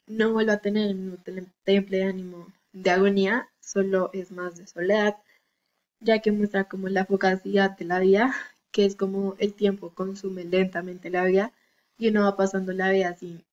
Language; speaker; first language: Spanish; native; Spanish